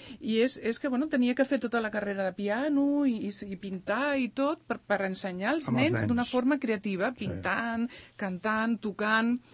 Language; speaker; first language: Catalan; early bilingual, other home language; Spanish